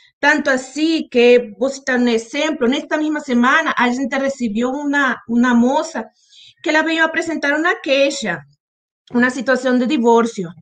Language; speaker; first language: Portuguese; non-native, fluent; Spanish